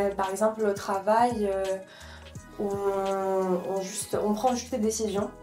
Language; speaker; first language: French; non-native, fluent; Ukrainian